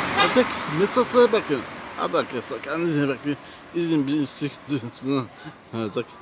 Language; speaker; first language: Turkish; non-native, learner; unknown